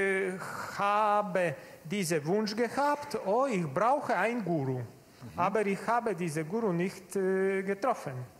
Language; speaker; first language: German; non-native, learner; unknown